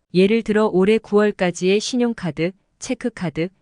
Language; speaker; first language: Korean; native; Korean